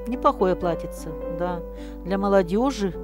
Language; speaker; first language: Russian; native; Russian